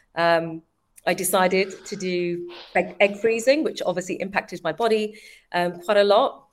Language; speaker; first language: English; native; English